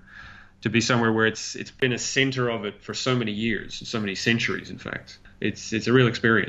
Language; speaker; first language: English; native; English